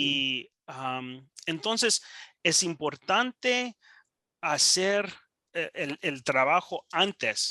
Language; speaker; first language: Spanish; non-native, learner; English